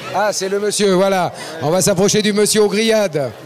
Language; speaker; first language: French; native; French